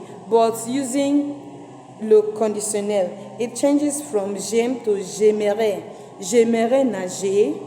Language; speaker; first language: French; non-native, fluent; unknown